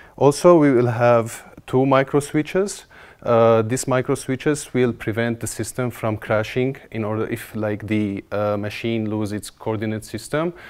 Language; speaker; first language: English; non-native, fluent; Armenian